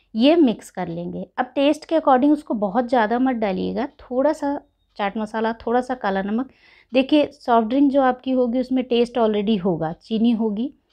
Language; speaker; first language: Hindi; native; Hindi